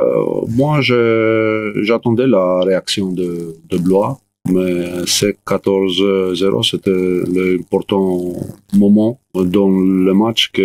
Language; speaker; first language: French; non-native, learner; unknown